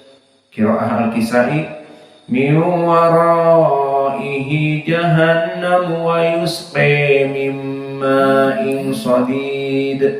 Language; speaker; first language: Arabic; non-native, fluent; Indonesian